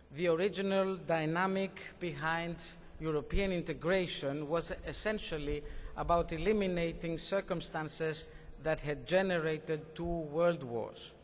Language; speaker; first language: English; non-native, fluent; Greek